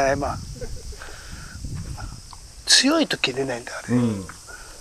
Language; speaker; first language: Japanese; native; Japanese